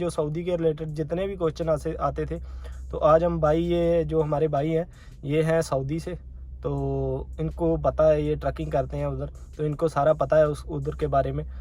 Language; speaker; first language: Hindi; non-native, local second language; Punjabi